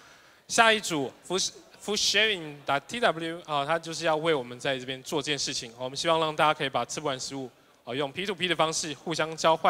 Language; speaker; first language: Chinese; native; Chinese